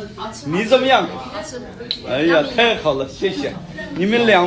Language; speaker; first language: Chinese; non-native, local second language; Uyghur